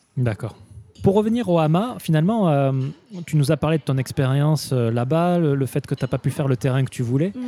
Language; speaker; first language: French; native; French